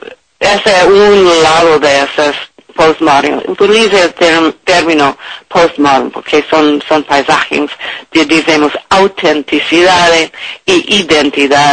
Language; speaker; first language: Spanish; non-native, learner; English